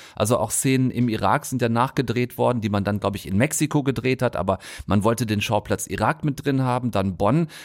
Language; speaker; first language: German; native; German